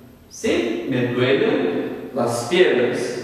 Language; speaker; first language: Spanish; non-native, fluent; Portuguese